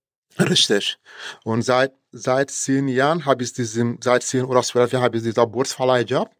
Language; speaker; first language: German; non-native, fluent; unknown